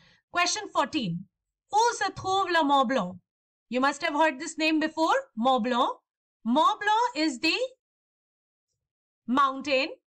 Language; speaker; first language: English; non-native, local second language; Hindi